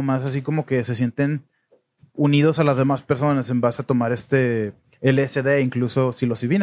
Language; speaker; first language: Spanish; native; Spanish